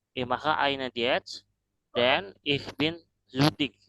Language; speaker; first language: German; non-native, learner; Indonesian